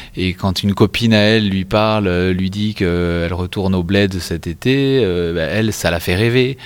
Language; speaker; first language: French; native; French